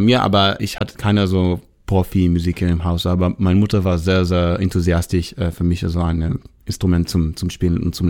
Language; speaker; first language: German; non-native, learner; Hebrew